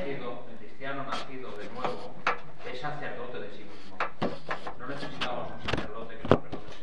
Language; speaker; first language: Spanish; native; Spanish